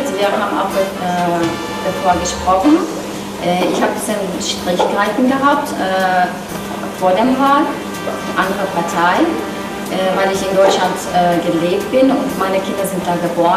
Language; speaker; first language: German; non-native, learner; Turkish